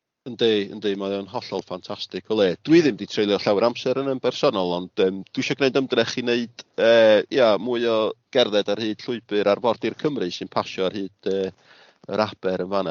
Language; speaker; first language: Welsh; native; Welsh